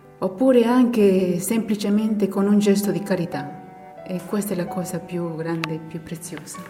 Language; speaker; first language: Italian; non-native, fluent; Spanish